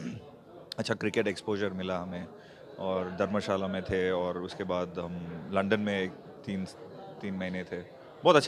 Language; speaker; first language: Hindi; non-native, local second language; Tamil